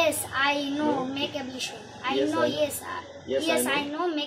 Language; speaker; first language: English; non-native, learner; Bangla